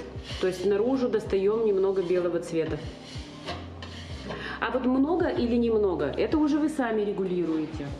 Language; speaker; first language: Russian; native; Russian